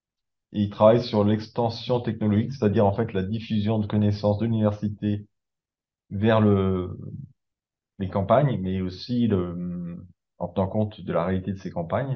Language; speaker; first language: French; native; French